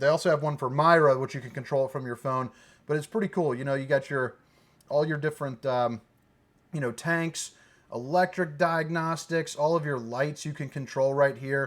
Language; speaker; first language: English; native; English